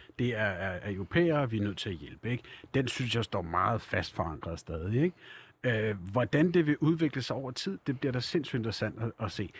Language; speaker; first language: Danish; native; Danish